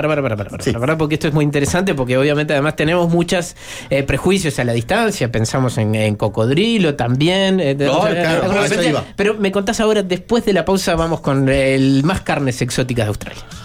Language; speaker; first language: Spanish; native; Spanish